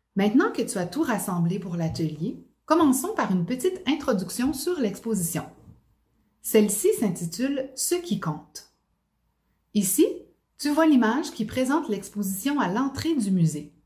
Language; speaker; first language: French; native; French